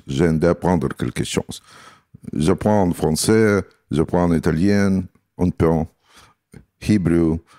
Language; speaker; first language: French; non-native, learner; Russian